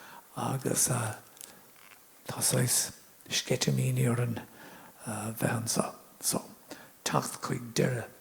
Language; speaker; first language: Irish; non-native, local second language; English